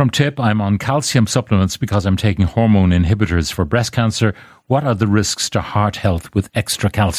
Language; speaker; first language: English; native; English